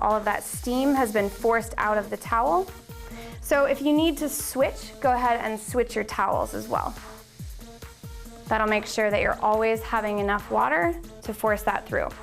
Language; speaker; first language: English; native; English